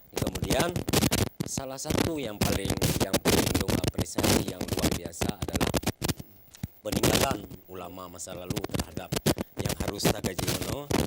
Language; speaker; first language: Malay; non-native, local second language; Achinese